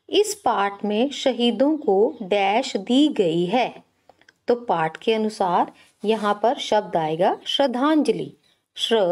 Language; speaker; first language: Hindi; native; Hindi